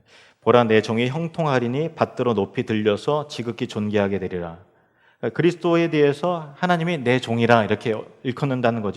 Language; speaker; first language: Korean; native; Korean